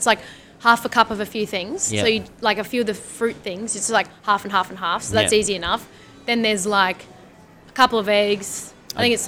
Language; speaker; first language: English; native; English